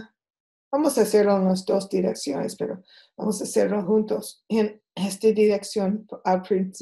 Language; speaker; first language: Spanish; non-native, learner; English